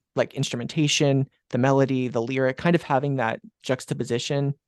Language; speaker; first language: English; native; English